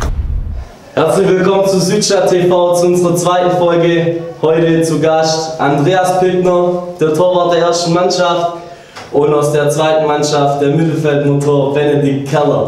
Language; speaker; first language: German; native; German